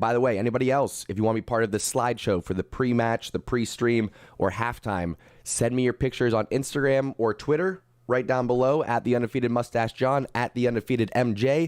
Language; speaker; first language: English; native; English